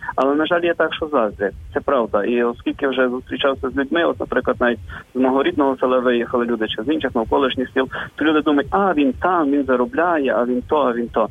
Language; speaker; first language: Ukrainian; native; Ukrainian